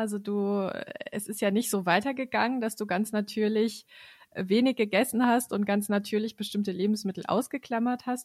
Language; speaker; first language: German; native; German